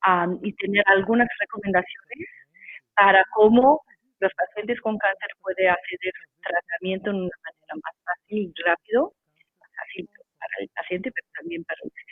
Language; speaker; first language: Spanish; non-native, fluent; English